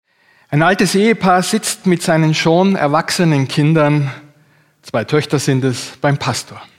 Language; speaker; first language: German; native; German